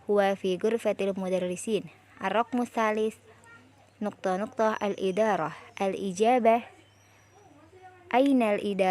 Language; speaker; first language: Arabic; non-native, learner; Indonesian